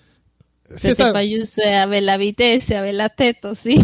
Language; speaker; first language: French; non-native, fluent; Spanish